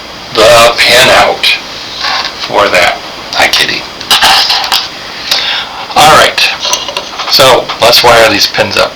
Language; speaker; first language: English; native; English